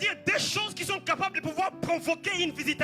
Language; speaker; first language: French; native; French